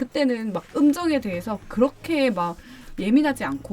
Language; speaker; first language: Korean; native; Korean